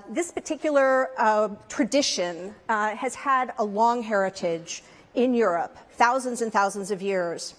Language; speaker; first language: English; native; English